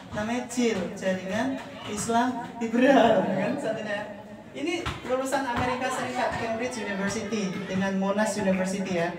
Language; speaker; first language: Indonesian; non-native, fluent; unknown